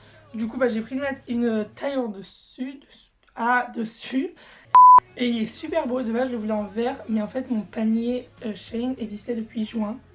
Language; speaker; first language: French; native; French